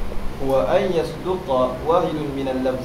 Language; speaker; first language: Arabic; non-native, learner; Malay